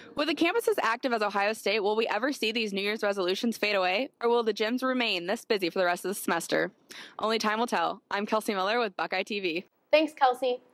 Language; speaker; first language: English; native; English